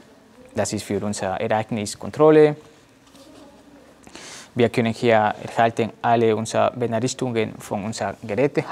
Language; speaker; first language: German; non-native, learner; Spanish